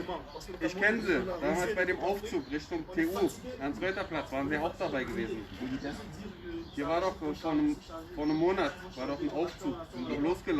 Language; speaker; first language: German; native; German